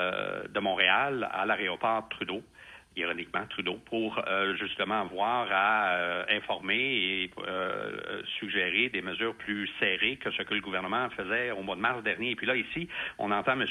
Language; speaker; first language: French; native; French